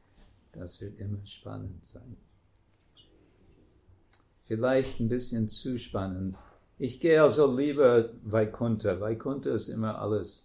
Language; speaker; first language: German; non-native, fluent; English